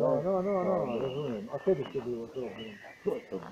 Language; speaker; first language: Polish; non-native, learner; Croatian